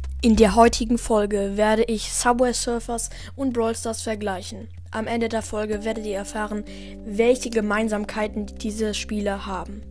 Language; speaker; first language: German; native; German